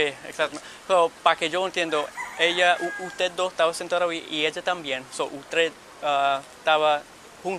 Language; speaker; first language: Spanish; early bilingual, heritage; Spanish